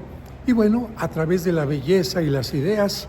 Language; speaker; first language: Spanish; native; Spanish